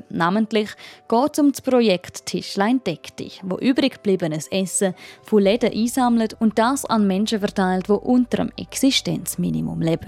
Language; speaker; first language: German; native; German